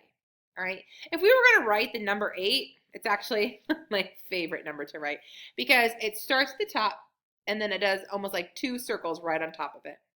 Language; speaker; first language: English; native; English